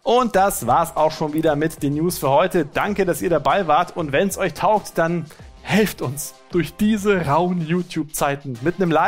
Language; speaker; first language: German; native; German